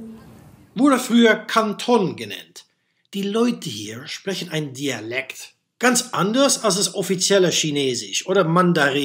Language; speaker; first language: German; non-native, fluent; Dutch